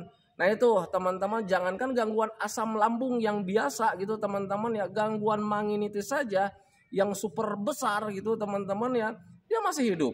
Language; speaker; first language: Indonesian; native; Indonesian